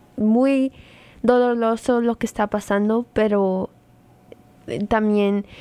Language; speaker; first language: Spanish; native; Spanish